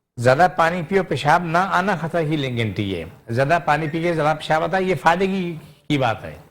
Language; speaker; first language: Urdu; non-native, local second language; Punjabi